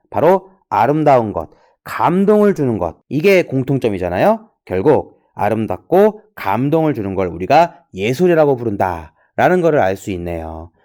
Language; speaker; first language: Korean; native; Korean